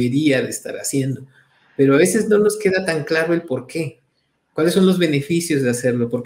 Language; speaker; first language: Spanish; native; Spanish